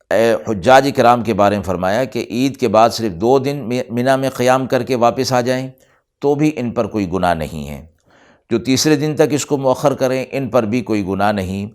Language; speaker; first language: Urdu; native; Urdu